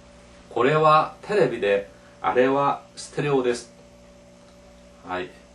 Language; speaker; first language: Japanese; non-native, fluent; Korean